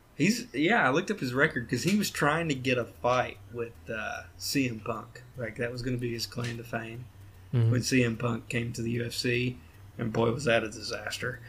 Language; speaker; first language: English; native; English